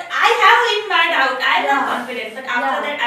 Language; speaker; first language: English; non-native, learner; Hindi